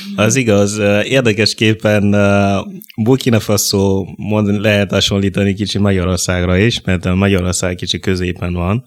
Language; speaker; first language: Hungarian; non-native, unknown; Mossi